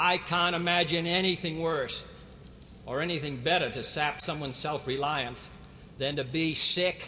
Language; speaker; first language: English; native; English